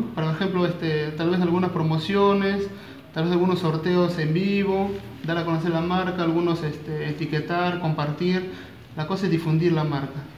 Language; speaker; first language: Spanish; native; Spanish